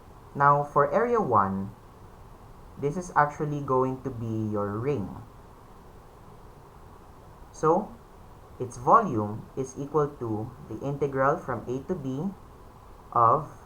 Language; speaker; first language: English; non-native, local second language; Filipino